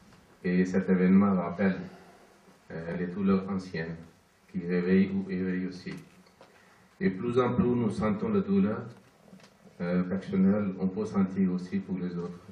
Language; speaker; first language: French; non-native, fluent; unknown